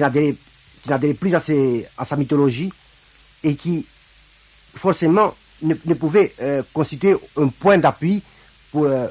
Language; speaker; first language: French; non-native, fluent; Romanian